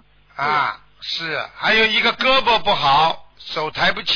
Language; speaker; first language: Chinese; native; Chinese